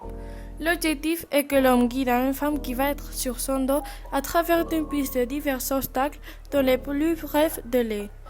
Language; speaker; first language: French; non-native, local second language; Spanish